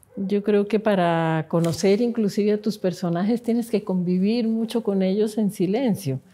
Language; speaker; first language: Spanish; native; Spanish